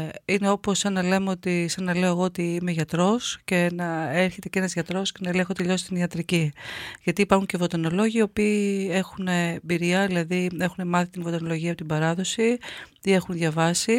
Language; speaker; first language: Greek; native; Greek